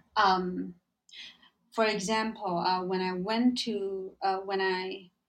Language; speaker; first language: English; non-native, fluent; Chinese